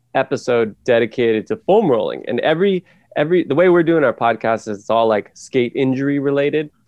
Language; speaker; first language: English; native; English